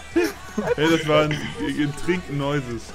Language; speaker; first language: German; native; German